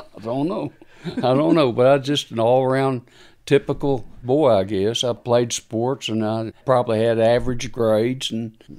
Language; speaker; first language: English; native; English